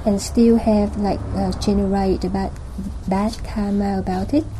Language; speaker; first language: English; non-native, learner; Vietnamese